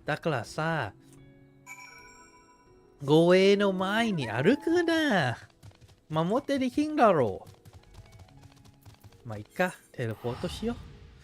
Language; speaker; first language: Japanese; non-native, fluent; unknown